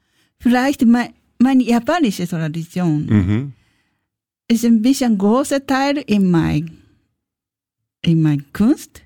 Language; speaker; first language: German; non-native, learner; Japanese